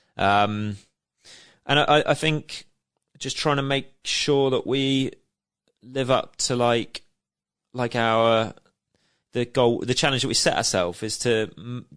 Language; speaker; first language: English; native; English